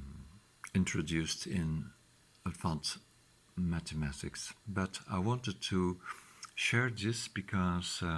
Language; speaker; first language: English; non-native, fluent; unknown